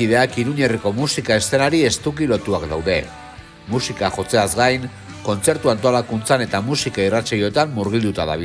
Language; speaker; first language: Basque; native; Basque